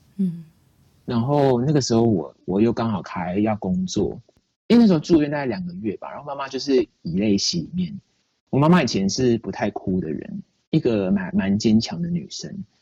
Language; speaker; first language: Chinese; native; Chinese